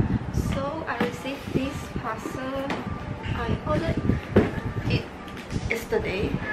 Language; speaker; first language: English; non-native, local second language; Chinese